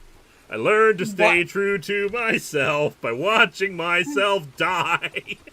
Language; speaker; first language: English; native; English